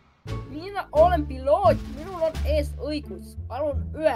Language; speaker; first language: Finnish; non-native, learner; Estonian